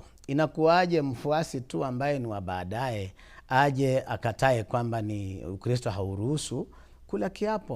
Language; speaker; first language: Swahili; native; Swahili